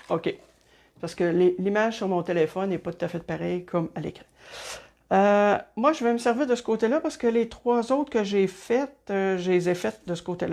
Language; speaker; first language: French; native; French